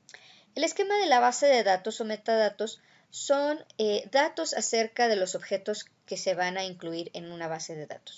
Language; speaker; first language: Spanish; native; Spanish